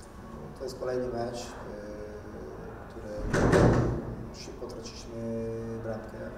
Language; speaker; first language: Polish; non-native, fluent; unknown